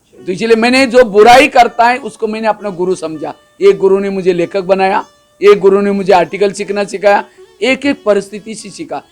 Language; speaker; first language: Hindi; non-native, local second language; Marathi